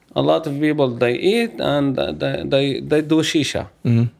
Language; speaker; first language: English; non-native, learner; Arabic